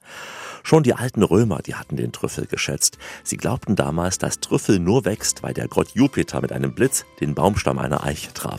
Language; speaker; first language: German; native; German